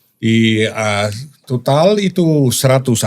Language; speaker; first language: Indonesian; non-native, learner; Dutch